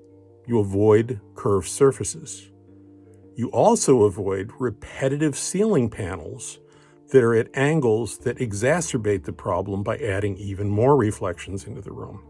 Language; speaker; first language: English; native; English